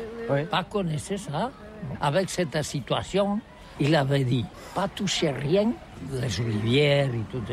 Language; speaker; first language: French; non-native, learner; Catalan